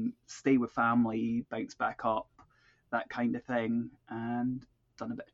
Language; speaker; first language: English; native; English